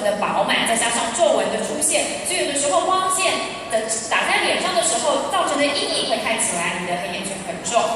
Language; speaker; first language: Chinese; native; Chinese